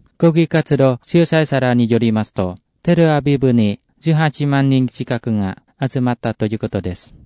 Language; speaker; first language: Japanese; non-native, fluent; Vietnamese